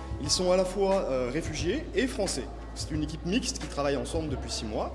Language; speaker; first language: French; native; French